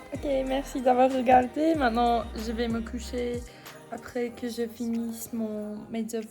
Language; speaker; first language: French; non-native, learner; English